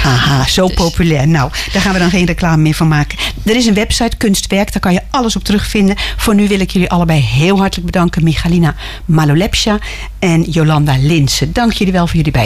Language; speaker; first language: Dutch; native; Dutch